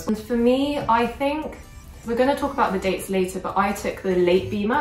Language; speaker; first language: English; early bilingual, other home language; Korean